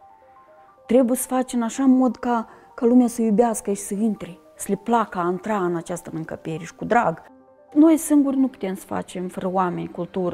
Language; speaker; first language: Romanian; native; Romanian